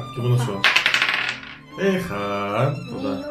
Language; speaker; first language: Hebrew; native; Hebrew